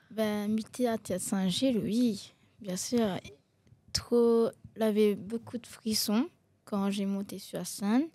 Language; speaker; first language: French; non-native, local second language; Réunion Creole French